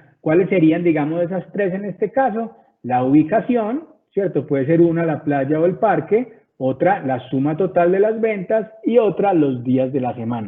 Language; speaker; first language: Spanish; native; Spanish